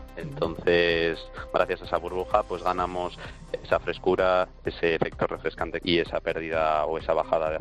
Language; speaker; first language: Spanish; native; Spanish